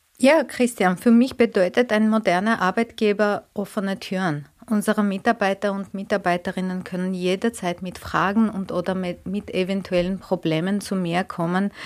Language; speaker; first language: German; non-native, fluent; Armenian